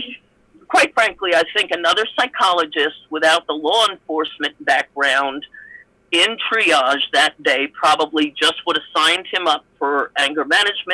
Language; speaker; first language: English; native; English